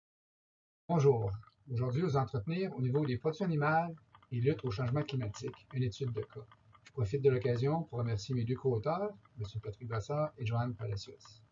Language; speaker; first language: French; native; French